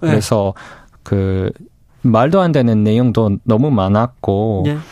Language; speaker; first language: Korean; non-native, fluent; English